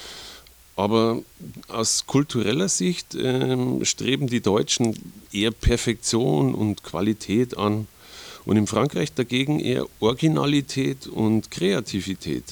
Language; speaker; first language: German; native; German